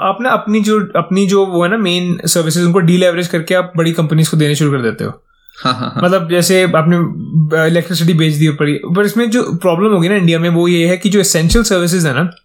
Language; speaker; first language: Hindi; native; Hindi